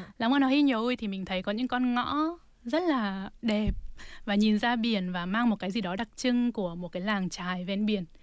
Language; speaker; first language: Vietnamese; native; Vietnamese